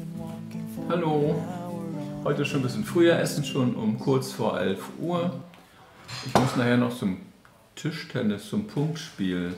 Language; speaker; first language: German; native; German